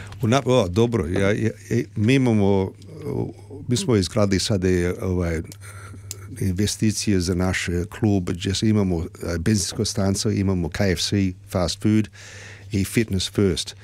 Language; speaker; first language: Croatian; early bilingual, heritage; Serbian